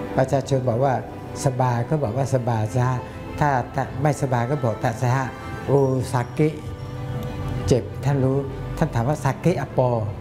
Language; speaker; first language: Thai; non-native, local second language; Malay